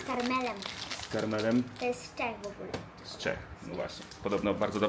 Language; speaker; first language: Polish; native; Polish